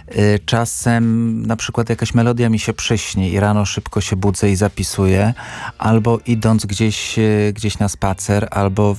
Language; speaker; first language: Polish; native; Polish